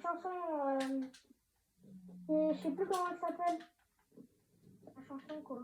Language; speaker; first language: French; native; French